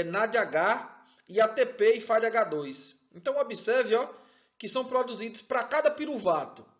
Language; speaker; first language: Portuguese; native; Portuguese